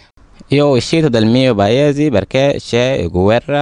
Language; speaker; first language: Italian; non-native, learner; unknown